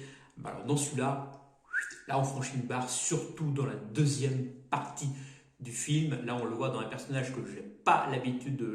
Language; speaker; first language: French; native; French